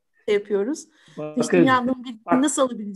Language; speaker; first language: Turkish; native; Turkish